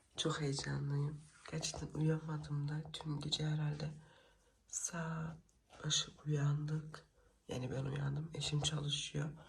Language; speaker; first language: Turkish; early bilingual, heritage; Turkish